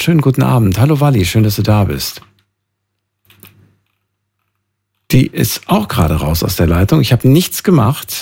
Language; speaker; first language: German; native; German